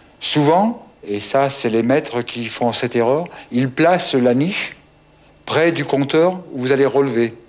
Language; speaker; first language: French; native; French